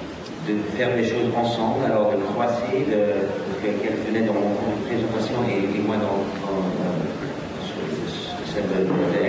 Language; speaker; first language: French; non-native, learner; Dutch